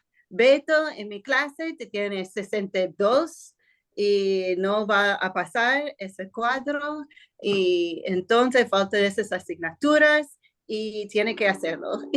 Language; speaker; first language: Spanish; non-native, fluent; English